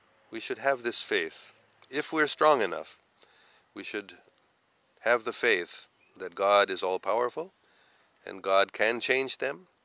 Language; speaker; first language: English; native; English